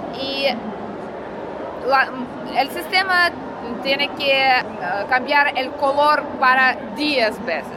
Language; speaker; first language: Spanish; non-native, learner; Russian